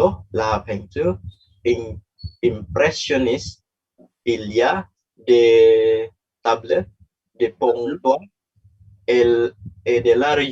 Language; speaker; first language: French; non-native, learner; Indonesian